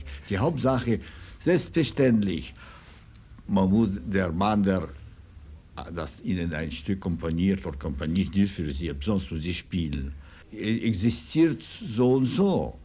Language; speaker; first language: German; non-native, fluent; Russian